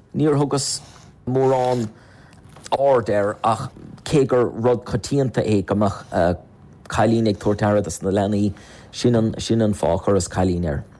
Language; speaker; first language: Irish; native; Irish